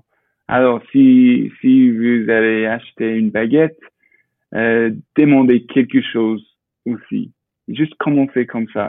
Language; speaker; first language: French; non-native, fluent; English